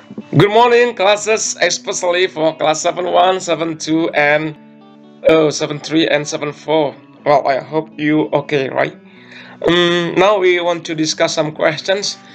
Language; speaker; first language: English; non-native, fluent; Indonesian